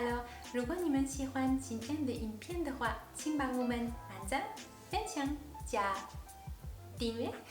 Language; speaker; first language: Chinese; non-native, fluent; French